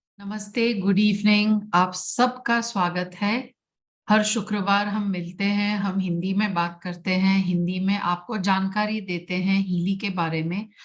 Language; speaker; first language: Hindi; non-native, local second language; Gujarati